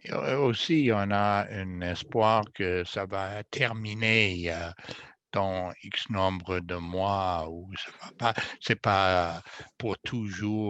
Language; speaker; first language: French; non-native, fluent; English